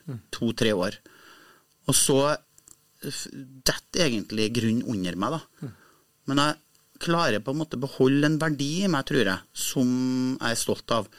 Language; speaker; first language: Norwegian; native; Norwegian